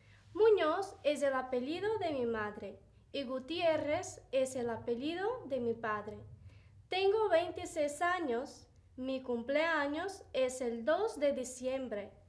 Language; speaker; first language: Spanish; non-native, fluent; Portuguese